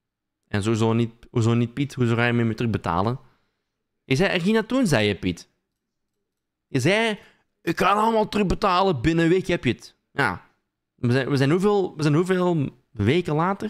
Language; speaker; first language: Dutch; native; Dutch